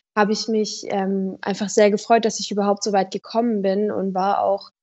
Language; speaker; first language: German; native; German